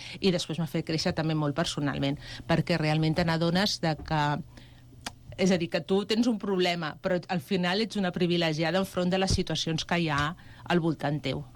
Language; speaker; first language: Catalan; native; Catalan